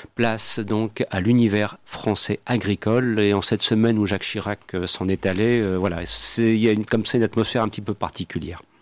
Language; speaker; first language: French; native; French